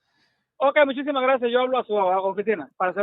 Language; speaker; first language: Spanish; native; Spanish